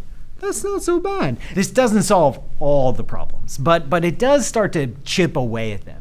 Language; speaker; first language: English; native; English